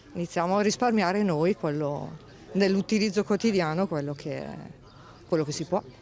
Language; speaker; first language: Italian; native; Italian